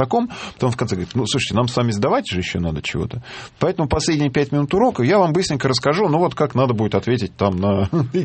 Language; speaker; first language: Russian; native; Russian